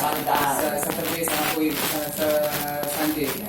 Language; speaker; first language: English; non-native, learner; Indonesian